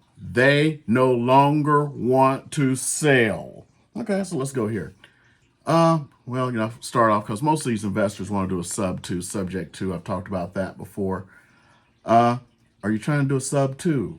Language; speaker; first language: English; native; English